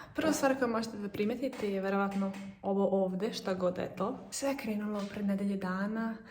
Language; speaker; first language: Serbian; early bilingual, heritage; Serbian